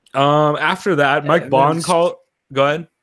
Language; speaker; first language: English; native; English